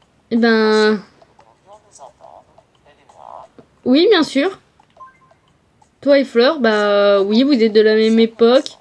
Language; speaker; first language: French; native; French